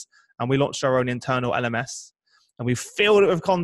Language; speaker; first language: English; native; English